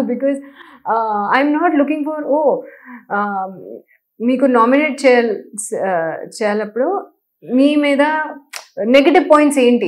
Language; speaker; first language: Telugu; non-native, learner; Hindi